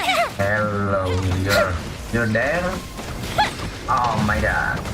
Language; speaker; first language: English; non-native, learner; Indonesian